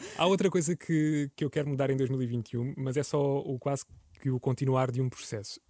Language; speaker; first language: Portuguese; native; Portuguese